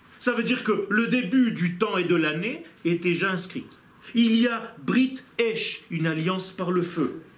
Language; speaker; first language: French; non-native, fluent; Hebrew